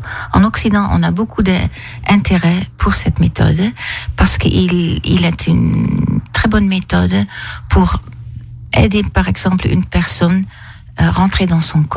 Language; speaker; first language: French; non-native, fluent; Dutch